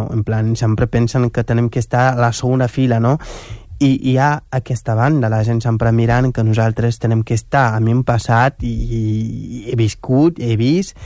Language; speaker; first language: Catalan; non-native, fluent; Wolof